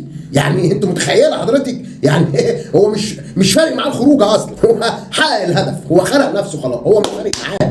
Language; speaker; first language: Arabic; native; Arabic